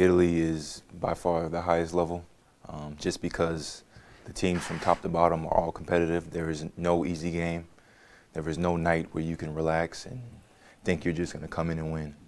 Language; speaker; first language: English; native; English